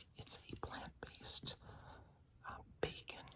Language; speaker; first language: English; native; English